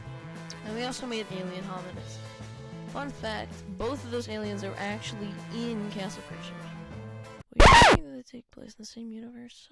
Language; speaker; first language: English; native; English